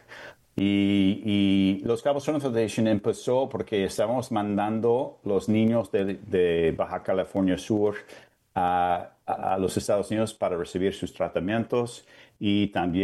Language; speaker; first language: Spanish; non-native, fluent; English